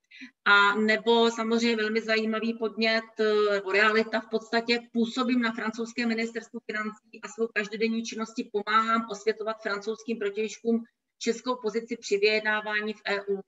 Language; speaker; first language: Czech; native; Czech